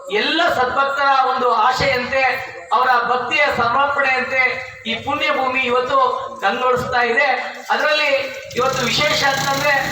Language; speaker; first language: Kannada; native; Kannada